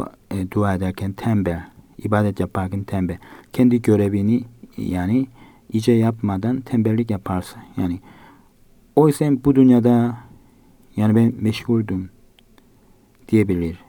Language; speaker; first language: Turkish; non-native, fluent; Korean